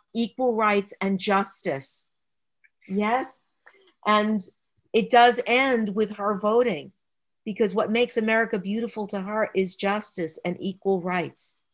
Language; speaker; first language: English; native; English